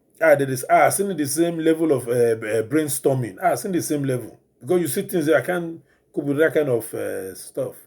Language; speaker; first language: English; non-native, local second language; Yoruba